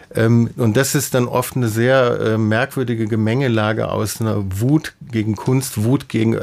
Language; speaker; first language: German; native; German